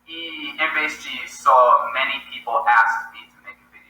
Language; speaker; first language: Portuguese; non-native, fluent; English